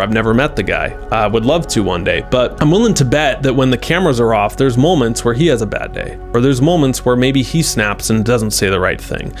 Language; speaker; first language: English; native; English